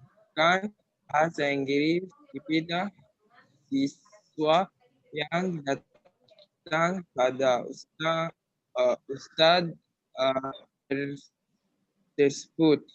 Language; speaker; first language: Indonesian; non-native, learner; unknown